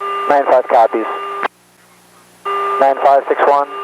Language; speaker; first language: English; native; English